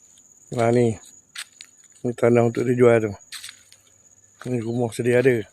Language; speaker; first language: Malay; native; Malay